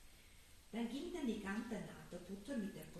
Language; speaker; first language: German; native; German